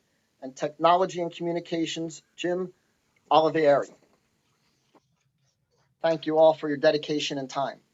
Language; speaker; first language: English; native; English